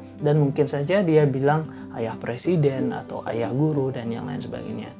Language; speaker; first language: Indonesian; non-native, local second language; Balinese